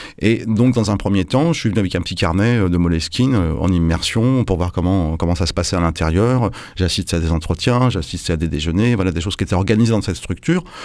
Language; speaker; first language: French; native; French